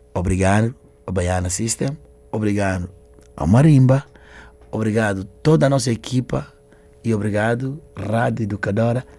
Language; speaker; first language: Portuguese; non-native, local second language; Upper Guinea Crioulo